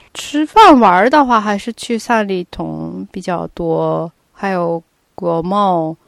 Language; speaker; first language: Chinese; non-native, fluent; Japanese